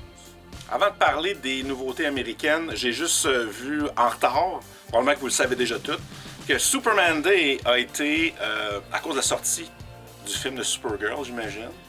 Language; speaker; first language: French; native; French